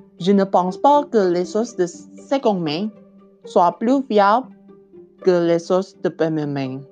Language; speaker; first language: French; non-native, learner; Indonesian